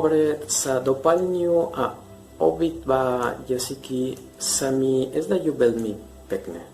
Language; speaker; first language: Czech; non-native, learner; Spanish